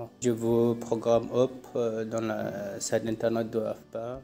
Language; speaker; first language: French; non-native, learner; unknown